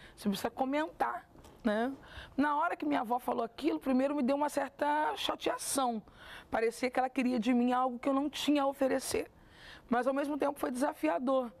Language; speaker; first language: Portuguese; native; Portuguese